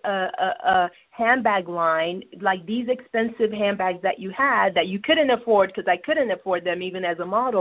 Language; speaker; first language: English; non-native, local second language; Yoruba